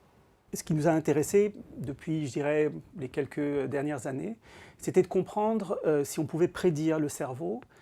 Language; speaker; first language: French; native; French